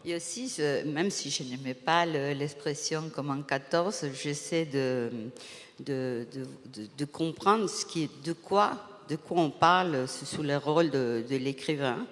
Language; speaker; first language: French; non-native, fluent; Spanish